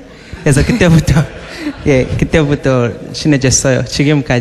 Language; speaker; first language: Korean; non-native, learner; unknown